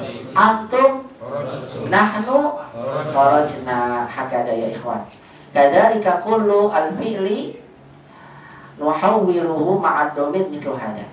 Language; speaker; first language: Arabic; non-native, fluent; Indonesian